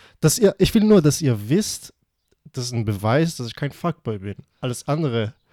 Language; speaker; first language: German; early bilingual, other home language; Persian